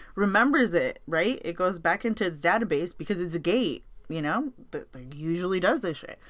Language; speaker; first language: English; native; English